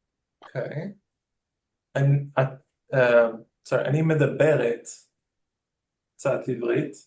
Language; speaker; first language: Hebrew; non-native, fluent; English